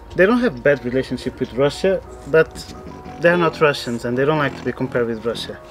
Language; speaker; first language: English; non-native, fluent; Portuguese